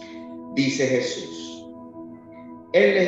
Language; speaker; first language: Spanish; native; Spanish